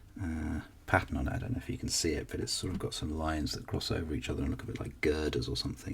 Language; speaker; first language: English; native; English